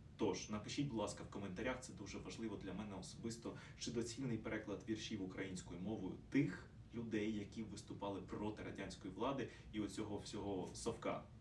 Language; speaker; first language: Ukrainian; non-native, local second language; Russian